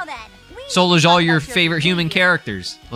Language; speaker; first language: English; native; English